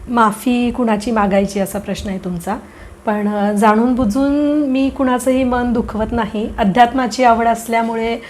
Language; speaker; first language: Marathi; native; Marathi